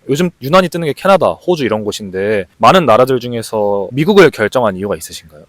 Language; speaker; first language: Korean; native; Korean